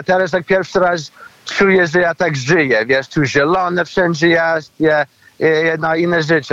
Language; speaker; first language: Polish; early bilingual, heritage; Polish